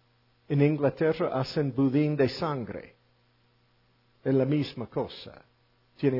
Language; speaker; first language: Spanish; non-native, fluent; English